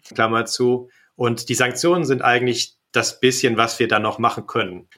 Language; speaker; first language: German; native; German